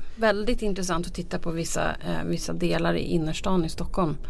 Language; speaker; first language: Swedish; native; Swedish